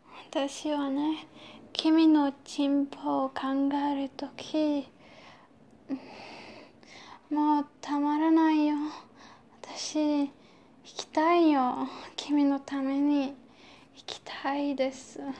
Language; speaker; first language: Japanese; non-native, learner; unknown